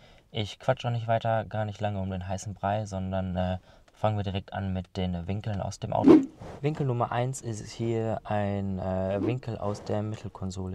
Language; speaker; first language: German; native; German